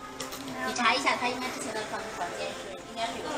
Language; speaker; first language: Chinese; native; Chinese